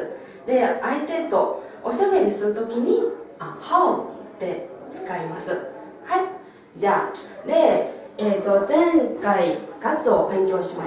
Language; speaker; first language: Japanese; non-native, local second language; Chinese